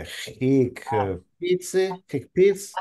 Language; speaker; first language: Hebrew; non-native, learner; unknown